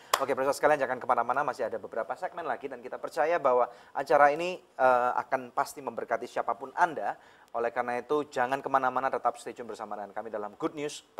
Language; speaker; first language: Indonesian; native; Indonesian